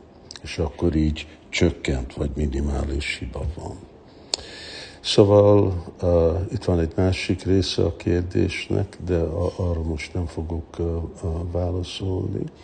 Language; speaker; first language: Hungarian; early bilingual, heritage; Hungarian